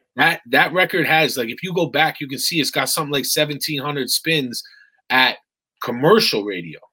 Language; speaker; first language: English; native; English